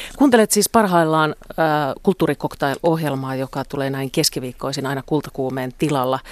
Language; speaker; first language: Finnish; native; Finnish